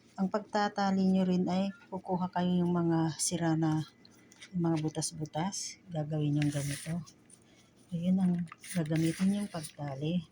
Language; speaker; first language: Filipino; native; Filipino